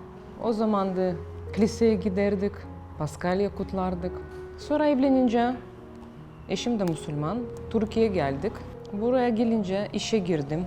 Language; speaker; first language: Turkish; non-native, fluent; Russian